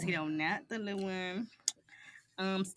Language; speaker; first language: English; native; English